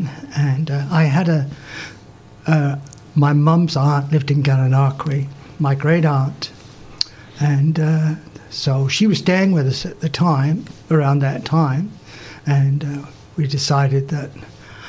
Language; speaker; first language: English; native; English